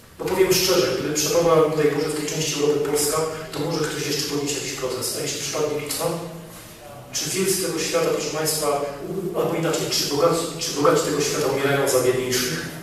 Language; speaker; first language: Polish; native; Polish